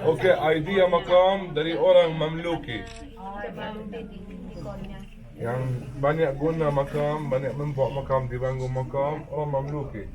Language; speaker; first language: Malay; non-native, fluent; Arabic